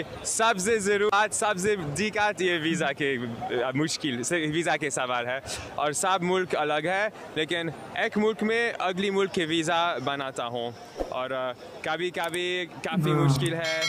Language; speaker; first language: Hindi; non-native, learner; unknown